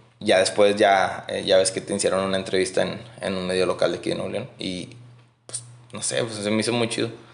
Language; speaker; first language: Spanish; native; Spanish